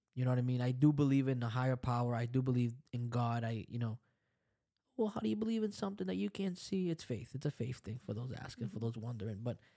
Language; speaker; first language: English; early bilingual, other home language; Spanish